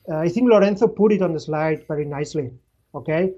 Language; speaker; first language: English; non-native, fluent; Spanish